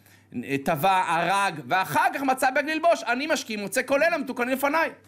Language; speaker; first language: Hebrew; native; Hebrew